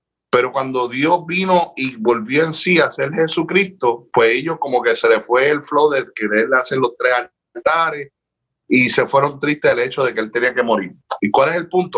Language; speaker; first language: Spanish; early bilingual, heritage; Spanish